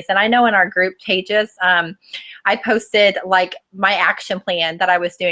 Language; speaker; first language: English; native; English